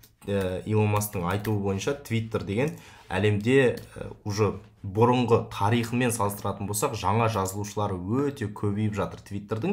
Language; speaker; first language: Kazakh; native; Kazakh